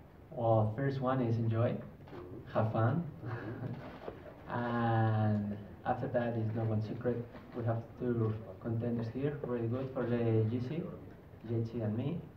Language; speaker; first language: English; non-native, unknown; Spanish